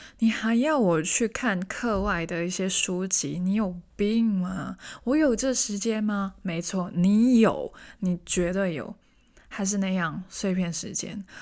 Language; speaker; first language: Chinese; non-native, local second language; Cantonese